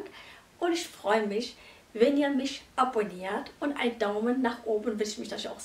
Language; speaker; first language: German; non-native, fluent; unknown